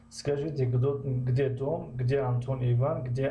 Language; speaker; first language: Russian; non-native, learner; Persian